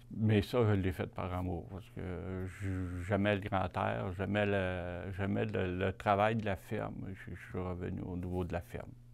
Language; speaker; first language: French; native; French